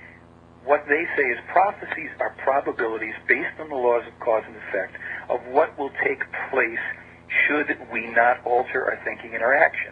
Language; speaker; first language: English; native; English